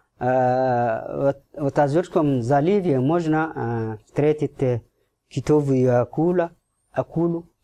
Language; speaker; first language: Russian; non-native, fluent; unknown